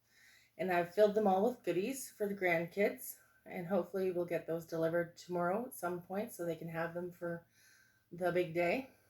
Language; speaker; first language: English; native; English